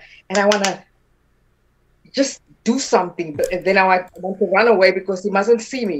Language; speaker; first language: English; non-native, local second language; Afrikaans